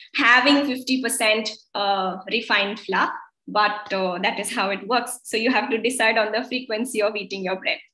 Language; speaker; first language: English; non-native, local second language; Kannada